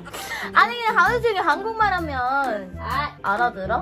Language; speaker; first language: Korean; non-native, learner; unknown